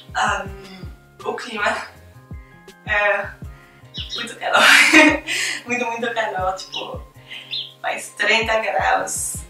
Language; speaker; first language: Portuguese; non-native, fluent; French